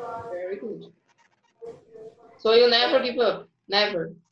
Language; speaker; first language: English; non-native, fluent; Portuguese